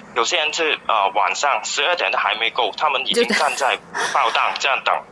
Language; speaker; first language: Chinese; non-native, fluent; Cantonese